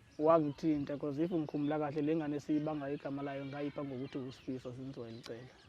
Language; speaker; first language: Zulu; non-native, local second language; Xhosa